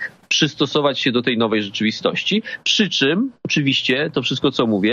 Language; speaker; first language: Polish; native; Polish